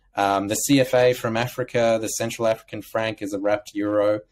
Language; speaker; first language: English; native; English